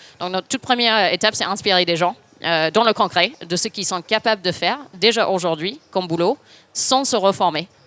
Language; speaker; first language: French; non-native, fluent; English